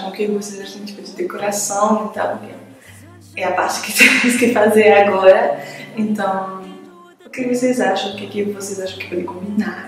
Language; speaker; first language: Portuguese; non-native, fluent; French